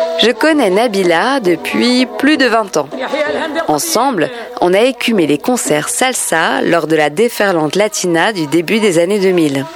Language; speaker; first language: French; native; French